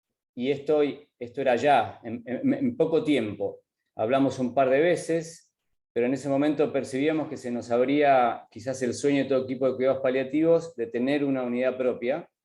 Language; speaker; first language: Spanish; native; Spanish